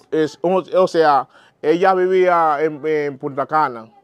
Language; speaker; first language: Spanish; non-native, learner; Haitian Creole